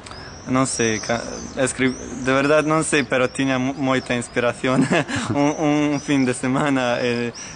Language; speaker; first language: Galician; non-native, learner; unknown